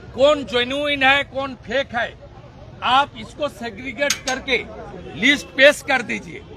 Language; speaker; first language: Hindi; non-native, local second language; Bangla